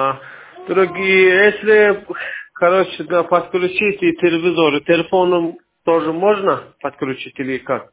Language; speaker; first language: Russian; non-native, learner; Azerbaijani